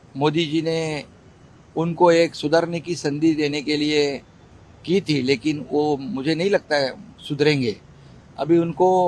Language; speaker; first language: Hindi; non-native, local second language; Marathi